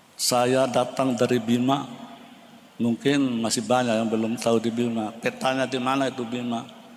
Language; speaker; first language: Indonesian; non-native, local second language; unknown